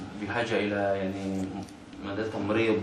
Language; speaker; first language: Arabic; non-native, fluent; Indonesian